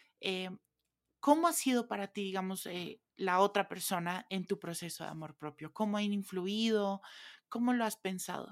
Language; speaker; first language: Spanish; native; Spanish